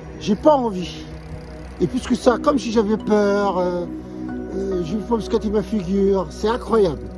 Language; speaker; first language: French; non-native, local second language; Arabic